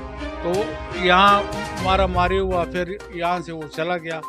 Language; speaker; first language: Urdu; non-native, local second language; Pashto